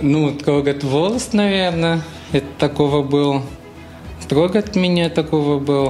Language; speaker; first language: Russian; non-native, fluent; Portuguese